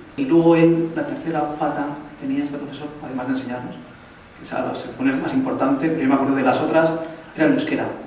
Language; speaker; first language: Spanish; native; Spanish